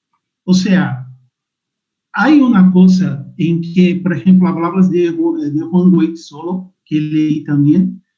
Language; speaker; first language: Spanish; non-native, fluent; Portuguese